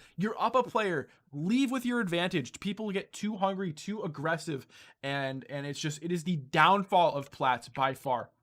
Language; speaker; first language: English; native; English